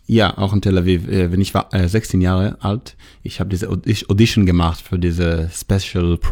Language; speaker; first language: German; non-native, learner; Hebrew